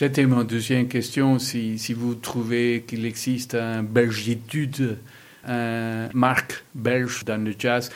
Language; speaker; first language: French; non-native, learner; Spanish